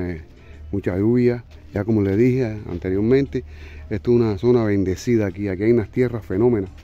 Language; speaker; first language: Spanish; native; Spanish